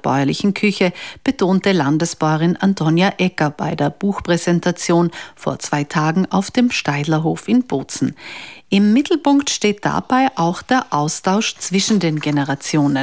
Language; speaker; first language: German; native; German